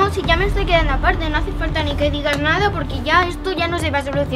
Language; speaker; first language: Spanish; native; Spanish